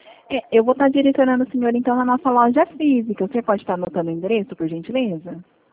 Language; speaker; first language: Portuguese; native; Portuguese